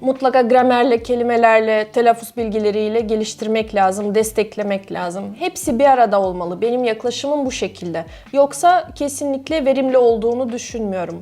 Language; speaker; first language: Turkish; non-native, fluent; Russian